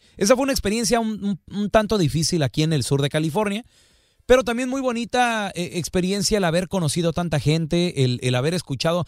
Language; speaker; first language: Spanish; native; Spanish